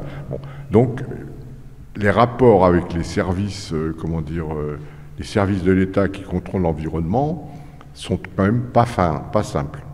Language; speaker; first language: French; native; French